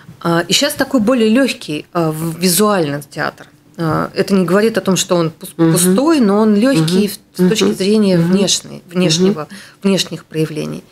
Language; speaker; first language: Russian; native; Russian